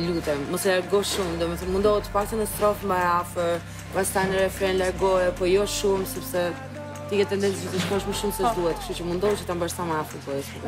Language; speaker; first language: Albanian; native; Albanian